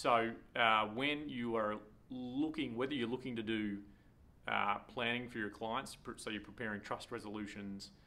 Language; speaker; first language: English; native; English